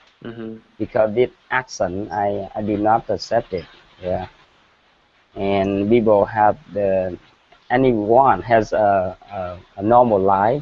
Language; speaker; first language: English; non-native, learner; Vietnamese